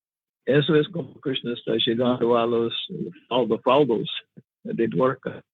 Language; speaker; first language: Spanish; non-native, learner; English